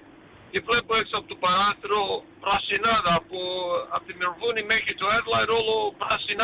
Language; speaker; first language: Greek; early bilingual, heritage; Greek